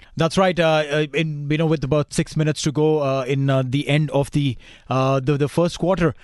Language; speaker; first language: English; non-native, local second language; Hindi